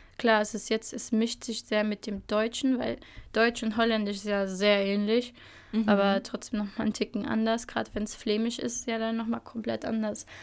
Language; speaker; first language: German; early bilingual, other home language; Albanian